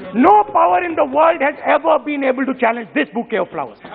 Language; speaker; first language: English; non-native, local second language; Hindi